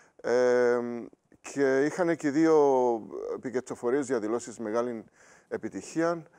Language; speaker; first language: Greek; native; Greek